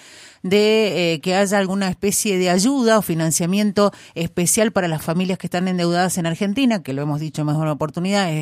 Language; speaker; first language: Spanish; native; Spanish